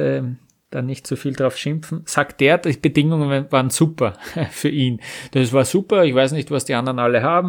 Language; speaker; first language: German; native; German